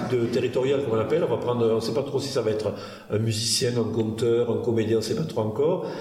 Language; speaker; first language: French; native; French